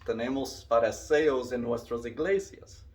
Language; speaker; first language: Spanish; non-native, learner; English